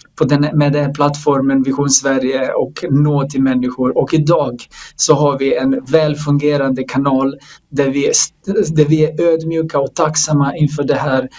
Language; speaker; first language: Swedish; non-native, fluent; Croatian